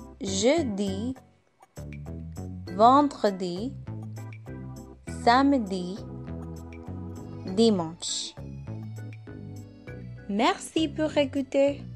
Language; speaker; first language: French; non-native, learner; Spanish